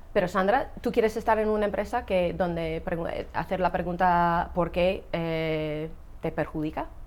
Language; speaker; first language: Spanish; non-native, fluent; English